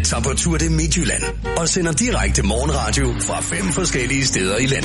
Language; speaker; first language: Danish; native; Danish